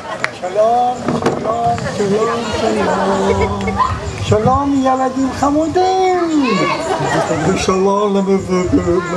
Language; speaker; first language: Hebrew; non-native, fluent; English